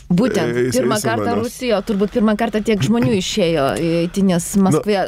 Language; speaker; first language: Lithuanian; non-native, local second language; Polish